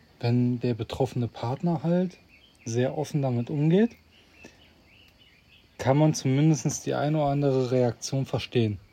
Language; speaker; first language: German; native; German